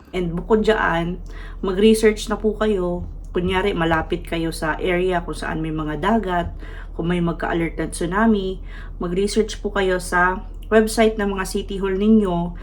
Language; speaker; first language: Filipino; native; Filipino